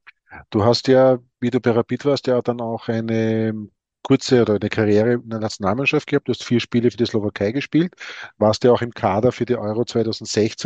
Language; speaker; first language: German; native; German